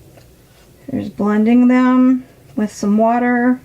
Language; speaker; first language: English; native; English